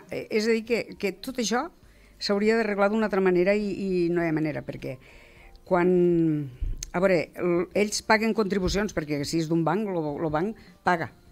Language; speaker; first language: Catalan; native; Catalan